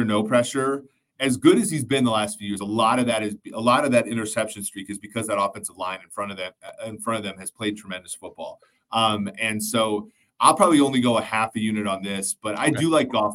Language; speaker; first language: English; native; English